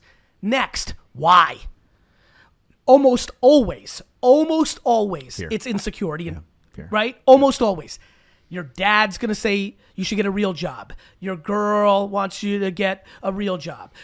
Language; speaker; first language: English; early bilingual, other home language; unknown